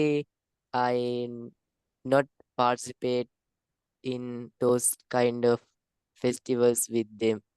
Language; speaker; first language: English; non-native, learner; Sinhala